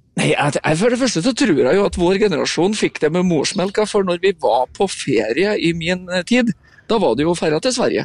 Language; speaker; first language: Norwegian; native; Norwegian